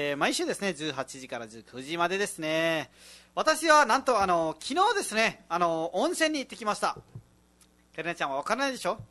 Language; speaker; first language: Japanese; non-native, fluent; Nepali